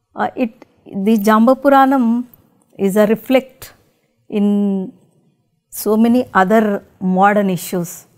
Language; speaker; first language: English; non-native, local second language; Telugu